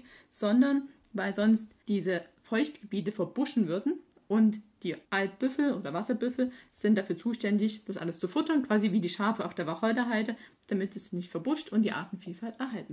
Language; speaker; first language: German; native; German